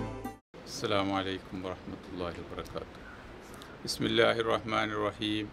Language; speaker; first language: Arabic; non-native, fluent; Malayalam